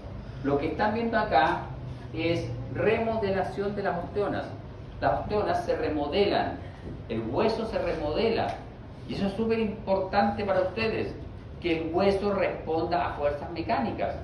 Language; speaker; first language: Spanish; native; Spanish